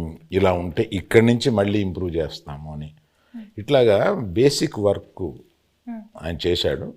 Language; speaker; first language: Telugu; native; Telugu